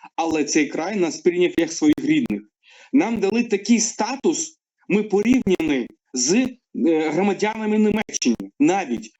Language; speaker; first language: Ukrainian; non-native, local second language; Russian